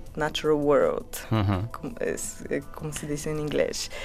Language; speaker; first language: Portuguese; non-native, learner; Bulgarian